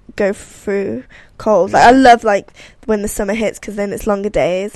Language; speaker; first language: English; native; English